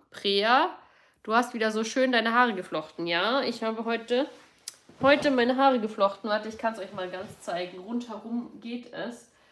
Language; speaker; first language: German; native; German